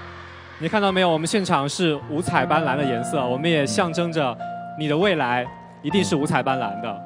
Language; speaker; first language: Chinese; native; Chinese